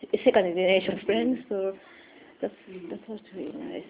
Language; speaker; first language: English; non-native, learner; Japanese